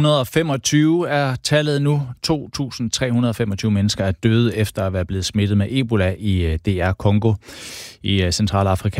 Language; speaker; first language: Danish; native; Danish